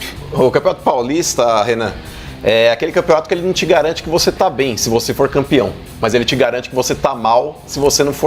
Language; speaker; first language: Portuguese; native; Portuguese